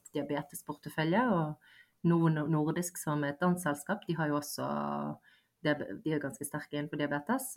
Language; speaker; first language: Norwegian; early bilingual, other home language; Bosnian